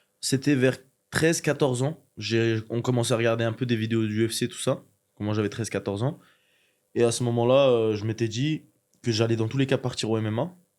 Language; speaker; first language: French; early bilingual, other home language; Chechen